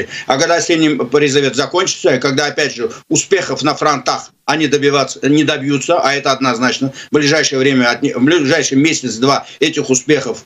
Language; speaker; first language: Russian; non-native, local second language; Azerbaijani